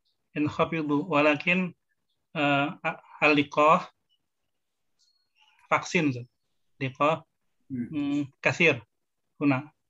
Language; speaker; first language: Arabic; non-native, learner; Indonesian